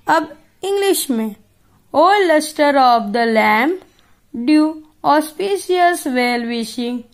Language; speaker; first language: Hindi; non-native, local second language; Gujarati